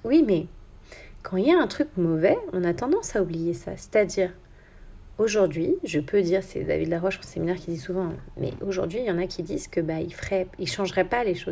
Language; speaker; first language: French; native; French